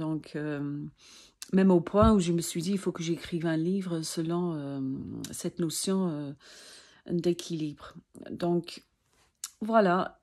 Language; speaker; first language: French; non-native, fluent; English